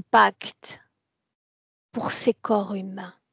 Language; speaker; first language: French; native; French